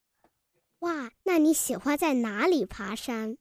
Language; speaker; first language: Chinese; early bilingual, heritage; Chinese